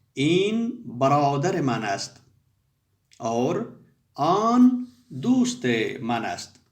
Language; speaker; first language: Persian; non-native, fluent; Urdu